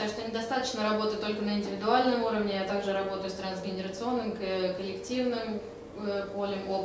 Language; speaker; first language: Russian; native; Russian